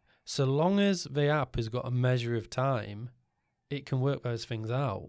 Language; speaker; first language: English; native; English